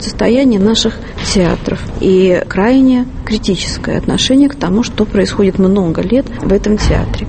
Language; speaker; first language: Russian; native; Russian